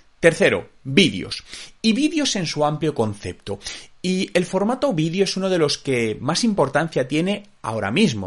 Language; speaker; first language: Spanish; native; Spanish